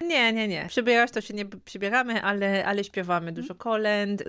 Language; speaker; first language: Polish; non-native, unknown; Romanian